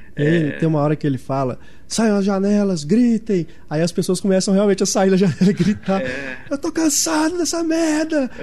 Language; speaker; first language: Portuguese; native; Portuguese